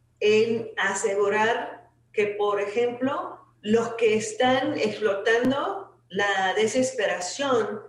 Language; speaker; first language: Spanish; non-native, fluent; English